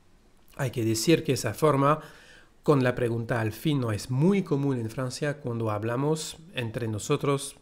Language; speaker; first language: Spanish; non-native, fluent; French